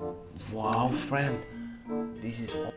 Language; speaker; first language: English; non-native, learner; Indonesian